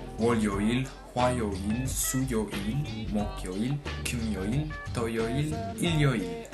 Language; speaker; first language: Korean; non-native, learner; French